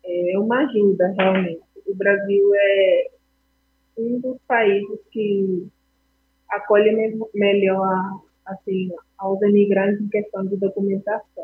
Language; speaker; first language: Portuguese; non-native, fluent; Spanish